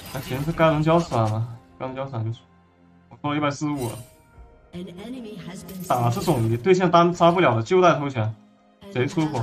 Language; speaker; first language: Chinese; native; Chinese